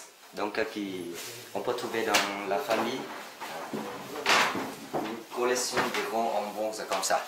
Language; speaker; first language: French; non-native, learner; Vietnamese